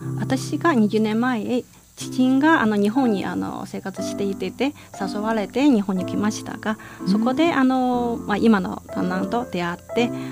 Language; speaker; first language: Japanese; non-native, fluent; Chinese